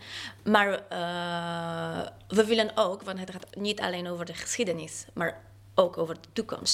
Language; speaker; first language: Dutch; non-native, fluent; Polish